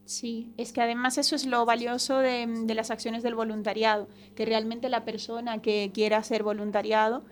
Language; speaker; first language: Spanish; native; Spanish